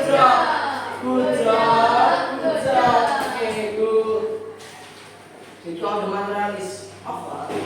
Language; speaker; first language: English; non-native, learner; Indonesian